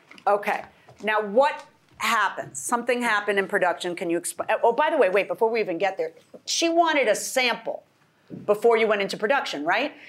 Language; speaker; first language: English; early bilingual, other home language; Spanish